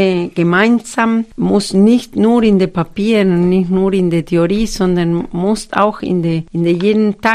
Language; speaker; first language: German; non-native, fluent; Spanish